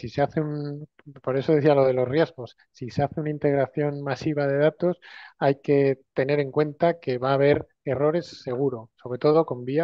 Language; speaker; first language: Spanish; native; Spanish